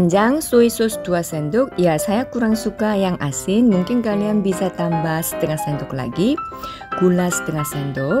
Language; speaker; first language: Indonesian; non-native, fluent; Korean